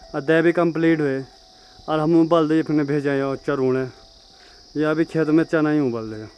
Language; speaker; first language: Hindi; native; Hindi